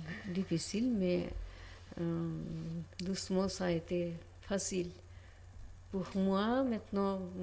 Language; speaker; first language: French; non-native, learner; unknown